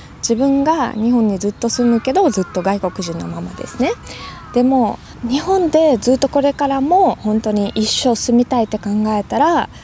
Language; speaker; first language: Japanese; non-native, fluent; Russian